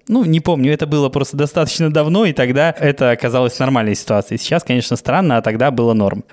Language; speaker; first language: Russian; native; Russian